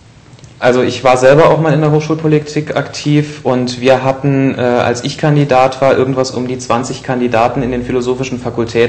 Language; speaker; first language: German; native; German